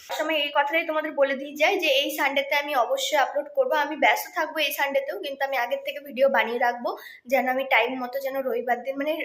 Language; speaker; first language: Bangla; non-native, local second language; Santali